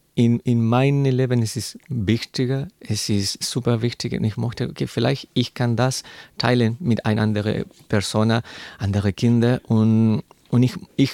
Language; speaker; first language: German; non-native, learner; Spanish